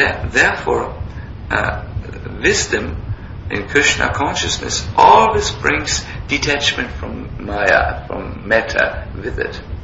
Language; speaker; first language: English; non-native, fluent; German